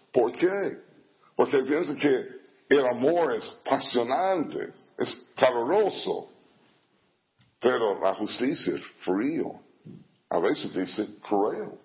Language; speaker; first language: Spanish; non-native, fluent; English